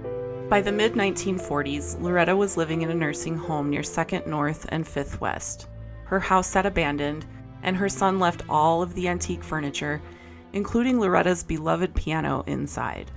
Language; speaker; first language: English; native; English